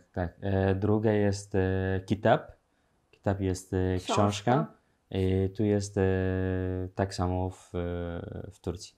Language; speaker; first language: Polish; non-native, learner; Arabic